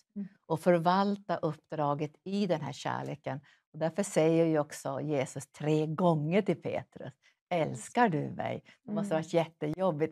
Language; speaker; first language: Swedish; native; Swedish